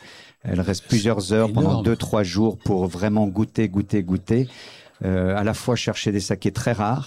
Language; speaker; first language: French; native; French